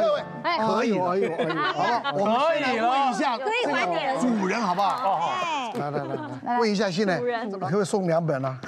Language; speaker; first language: Chinese; native; Chinese